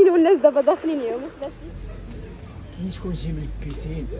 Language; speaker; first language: Arabic; native; Arabic